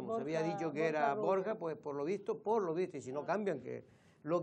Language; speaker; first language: Spanish; native; Spanish